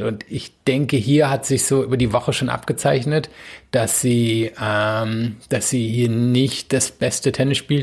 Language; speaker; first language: German; native; German